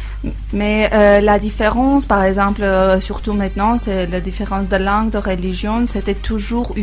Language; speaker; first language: French; non-native, learner; Armenian